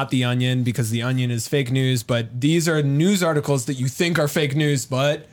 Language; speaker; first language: English; native; English